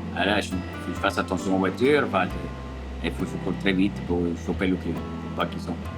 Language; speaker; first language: French; non-native, fluent; Italian